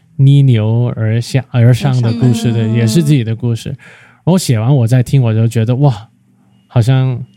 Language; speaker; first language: Chinese; non-native, fluent; Cantonese